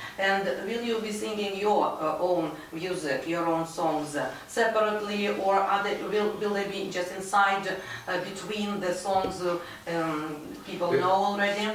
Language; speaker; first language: English; non-native, fluent; Russian